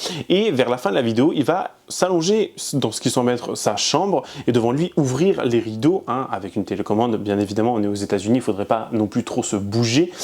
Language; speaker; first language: French; native; French